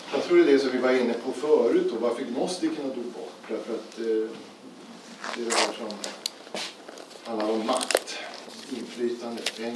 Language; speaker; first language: Swedish; native; Swedish